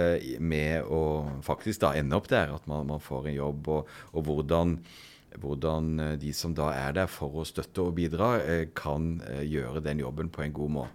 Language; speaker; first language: Norwegian; native; Norwegian